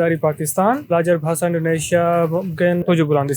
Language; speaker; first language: Indonesian; non-native, learner; Urdu